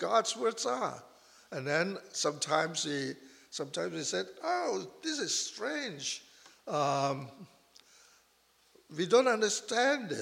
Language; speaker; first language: English; non-native, local second language; Chinese